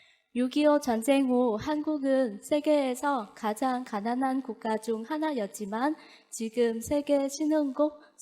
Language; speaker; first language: Korean; non-native, fluent; Vietnamese